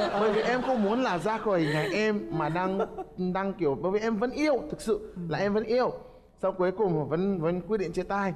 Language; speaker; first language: Vietnamese; non-native, fluent; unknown